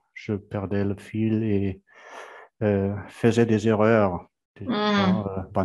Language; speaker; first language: French; non-native, fluent; German